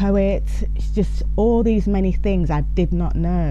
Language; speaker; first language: English; native; English